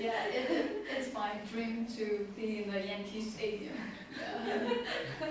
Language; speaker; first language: English; non-native, learner; Chinese